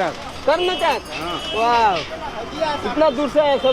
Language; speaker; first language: Hindi; non-native, learner; Bangla